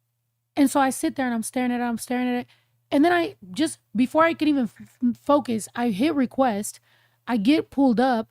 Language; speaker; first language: English; early bilingual, other home language; Spanish